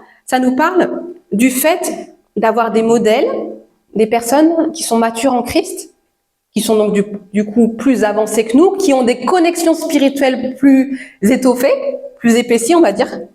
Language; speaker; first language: French; native; French